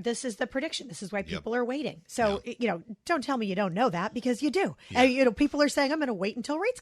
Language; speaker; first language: English; native; English